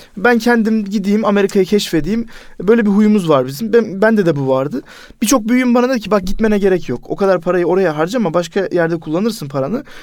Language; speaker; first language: Turkish; native; Turkish